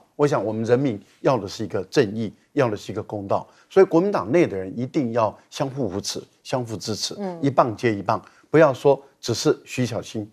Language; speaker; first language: Chinese; native; Chinese